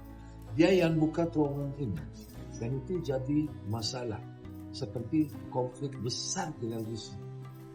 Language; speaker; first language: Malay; non-native, learner; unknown